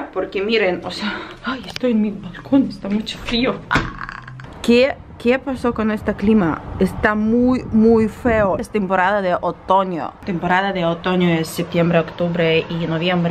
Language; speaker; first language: Spanish; non-native, learner; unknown